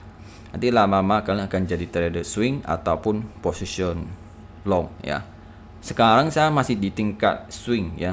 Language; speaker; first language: Indonesian; native; Indonesian